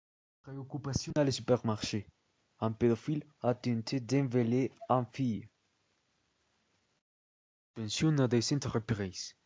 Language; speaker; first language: French; non-native, learner; Spanish